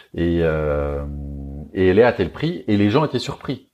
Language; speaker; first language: French; native; French